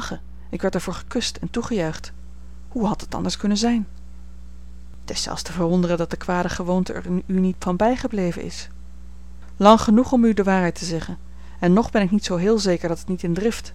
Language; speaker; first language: Dutch; native; Dutch